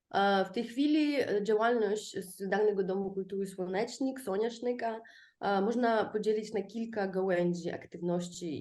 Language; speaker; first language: Polish; non-native, fluent; Ukrainian